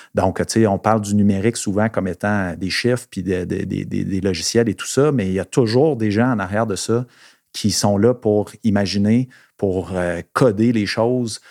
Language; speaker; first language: French; native; French